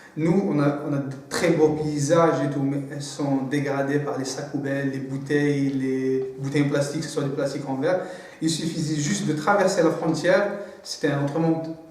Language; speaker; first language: French; non-native, local second language; Arabic